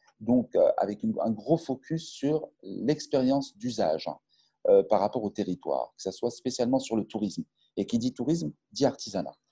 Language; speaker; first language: French; non-native, local second language; Arabic